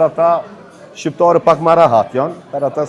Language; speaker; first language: Albanian; early bilingual, heritage; Albanian